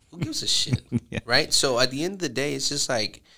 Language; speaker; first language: English; early bilingual, other home language; Spanish